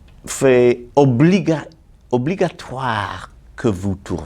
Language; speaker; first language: French; non-native, fluent; English